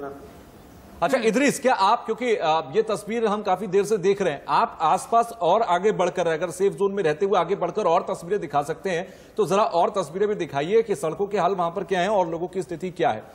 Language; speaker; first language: Hindi; native; Hindi